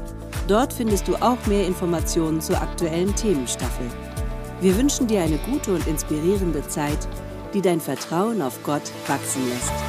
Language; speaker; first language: German; native; German